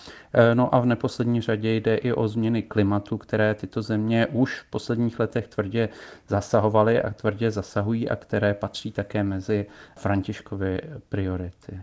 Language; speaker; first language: Czech; native; Czech